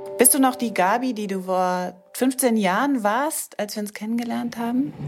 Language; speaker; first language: German; native; German